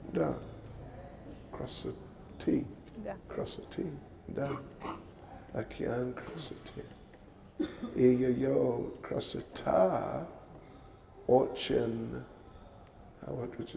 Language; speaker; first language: Russian; non-native, learner; English